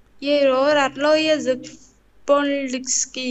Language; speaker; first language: Russian; non-native, learner; Vietnamese